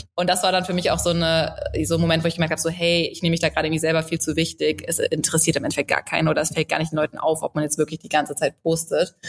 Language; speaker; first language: German; native; German